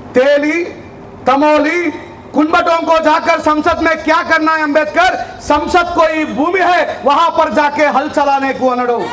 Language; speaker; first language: Hindi; non-native, local second language; Telugu